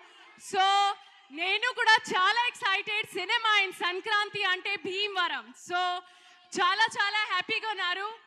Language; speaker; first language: Telugu; non-native, learner; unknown